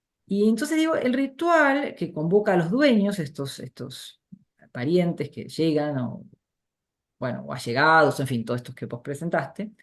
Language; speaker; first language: Spanish; native; Spanish